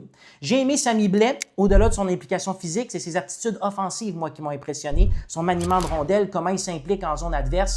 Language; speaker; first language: French; native; French